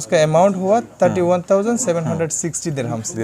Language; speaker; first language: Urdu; non-native, fluent; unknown